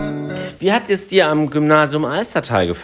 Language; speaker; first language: German; native; German